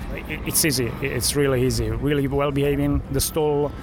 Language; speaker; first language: English; non-native, fluent; Italian